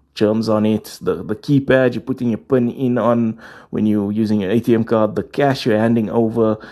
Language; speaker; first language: English; native; English